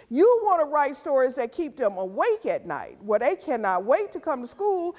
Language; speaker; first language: English; native; English